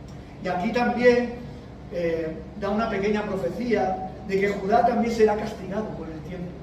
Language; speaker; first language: Spanish; native; Spanish